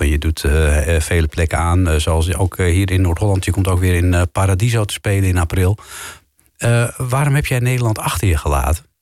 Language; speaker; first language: Dutch; native; Dutch